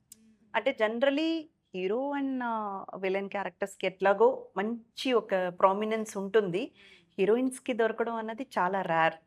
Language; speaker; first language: Telugu; native; Telugu